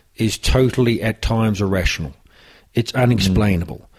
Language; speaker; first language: English; native; English